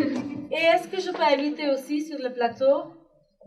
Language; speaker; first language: French; non-native, fluent; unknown